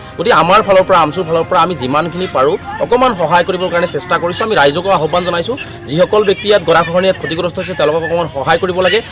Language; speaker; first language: Assamese; non-native, local second language; Bangla